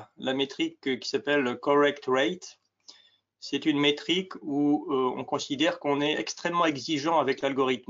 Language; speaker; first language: French; native; French